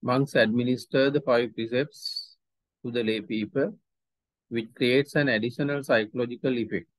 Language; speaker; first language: English; non-native, local second language; Sinhala